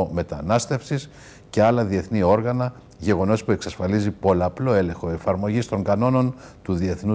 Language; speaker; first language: Greek; native; Greek